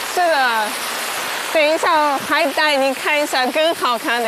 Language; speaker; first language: Chinese; non-native, fluent; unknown